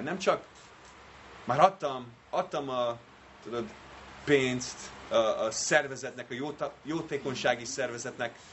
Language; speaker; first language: Hungarian; non-native, fluent; English